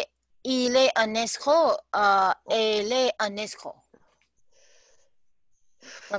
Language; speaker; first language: French; non-native, learner; Chinese